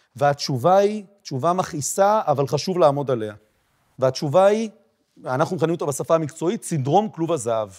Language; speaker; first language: Hebrew; native; Hebrew